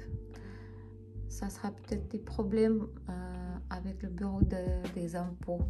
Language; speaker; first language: French; non-native, fluent; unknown